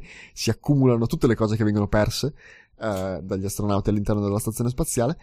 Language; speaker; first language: Italian; native; Italian